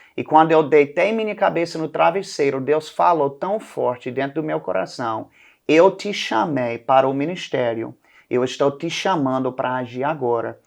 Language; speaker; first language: Portuguese; non-native, fluent; English